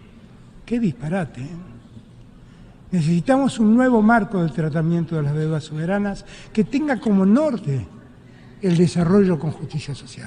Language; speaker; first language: Spanish; native; Spanish